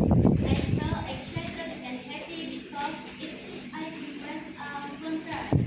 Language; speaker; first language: English; non-native, learner; Indonesian